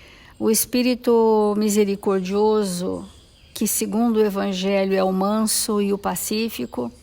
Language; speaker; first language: Portuguese; native; Portuguese